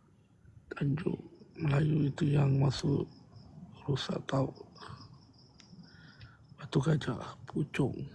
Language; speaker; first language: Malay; non-native, local second language; Tamil